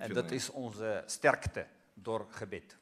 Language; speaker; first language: Dutch; non-native, fluent; Russian